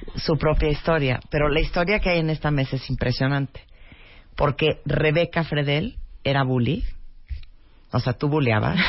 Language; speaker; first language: Spanish; early bilingual, other home language; English